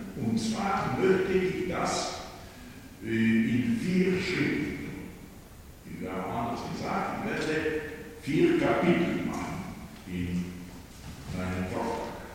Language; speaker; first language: German; non-native, fluent; Polish